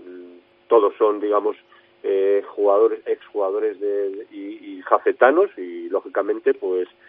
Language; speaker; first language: Spanish; native; Spanish